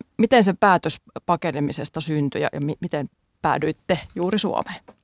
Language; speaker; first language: Finnish; native; Finnish